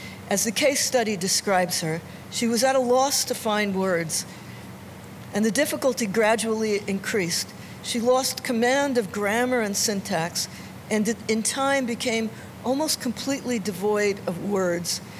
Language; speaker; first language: English; native; English